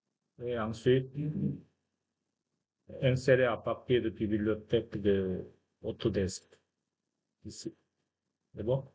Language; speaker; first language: French; non-native, fluent; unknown